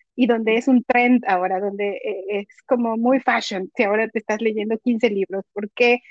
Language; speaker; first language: Spanish; native; Spanish